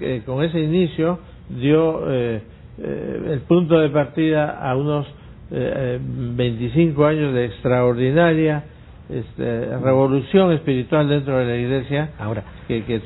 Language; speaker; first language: Spanish; native; Spanish